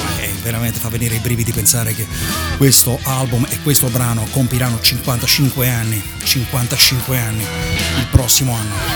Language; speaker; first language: Italian; native; Italian